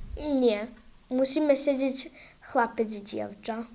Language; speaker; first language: Slovak; non-native, local second language; Serbian